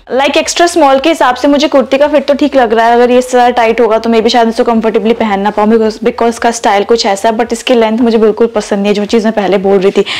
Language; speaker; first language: Hindi; native; Hindi